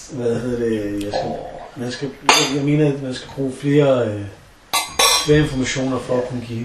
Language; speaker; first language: Danish; native; Danish